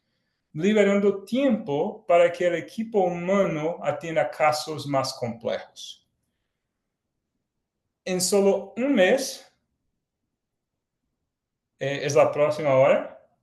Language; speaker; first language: Spanish; non-native, fluent; Portuguese